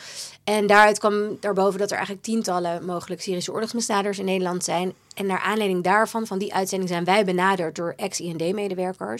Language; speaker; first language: Dutch; native; Dutch